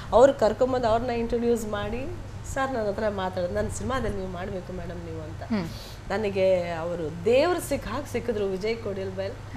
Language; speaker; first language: Kannada; native; Kannada